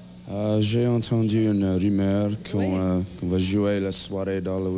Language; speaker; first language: French; non-native, learner; English